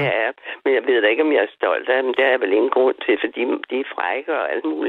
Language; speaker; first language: Danish; native; Danish